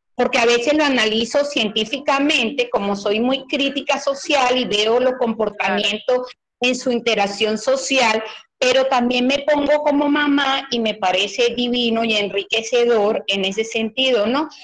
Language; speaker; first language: Spanish; native; Spanish